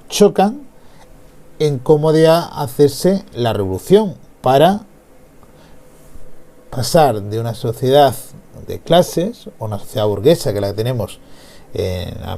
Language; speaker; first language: Spanish; native; Spanish